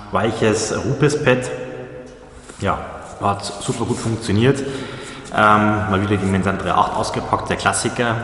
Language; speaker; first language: German; native; German